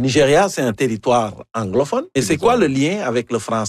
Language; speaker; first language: French; native; French